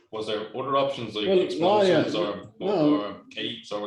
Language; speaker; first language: English; native; English